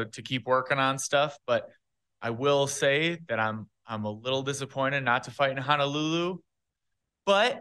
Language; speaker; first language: English; native; English